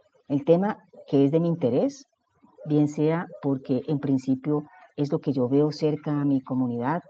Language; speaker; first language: Spanish; native; Spanish